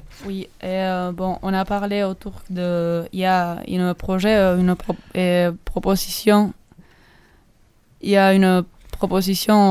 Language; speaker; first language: French; non-native, learner; Basque